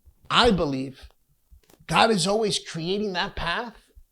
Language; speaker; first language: English; native; English